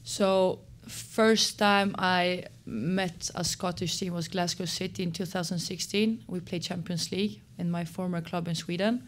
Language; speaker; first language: English; non-native, fluent; Swedish